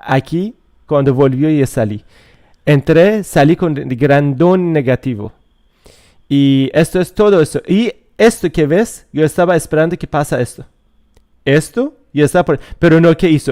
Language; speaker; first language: Spanish; non-native, fluent; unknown